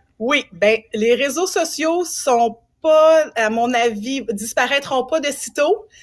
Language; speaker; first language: French; native; French